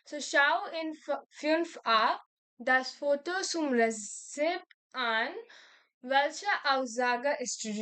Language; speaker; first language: German; non-native, learner; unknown